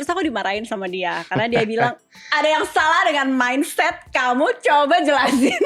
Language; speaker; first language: Indonesian; native; Indonesian